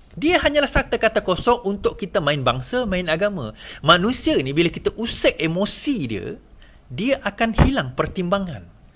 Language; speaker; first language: Malay; native; Malay